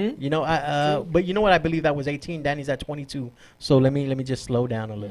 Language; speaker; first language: English; native; English